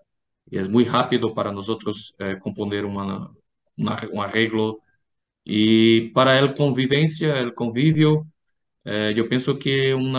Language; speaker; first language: Spanish; non-native, fluent; Portuguese